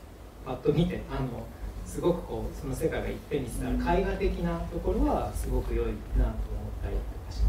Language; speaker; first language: Japanese; native; Japanese